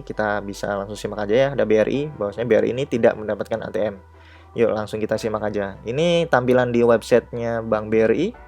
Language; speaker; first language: Indonesian; native; Indonesian